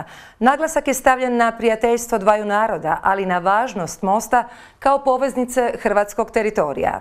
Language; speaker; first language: Serbian; native; Serbian